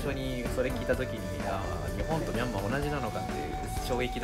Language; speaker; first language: Japanese; native; Japanese